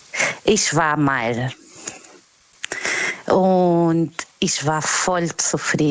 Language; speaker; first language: German; non-native, learner; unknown